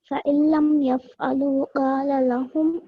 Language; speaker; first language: Arabic; non-native, learner; Divehi